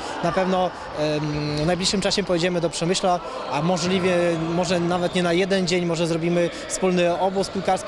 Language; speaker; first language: Polish; early bilingual, heritage; Polish